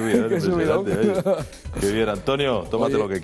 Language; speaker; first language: Spanish; native; Spanish